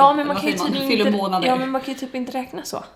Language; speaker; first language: Swedish; native; Swedish